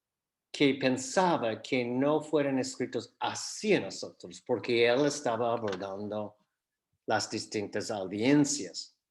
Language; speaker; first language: Spanish; non-native, fluent; English